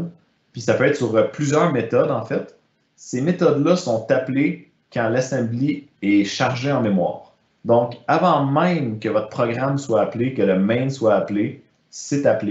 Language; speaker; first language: French; native; French